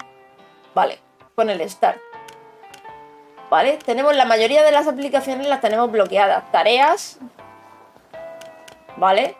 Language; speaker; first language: Spanish; native; Spanish